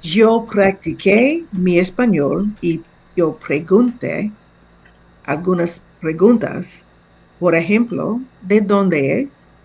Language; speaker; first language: Spanish; non-native, learner; English